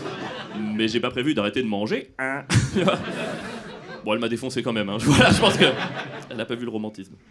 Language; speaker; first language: French; native; French